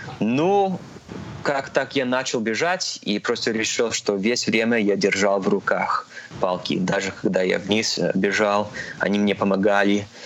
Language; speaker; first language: Russian; early bilingual, heritage; Russian